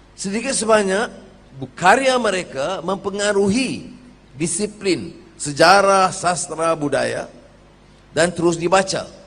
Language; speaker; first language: Malay; native; Malay